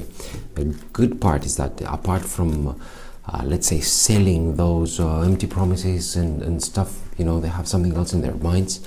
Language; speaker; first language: English; non-native, fluent; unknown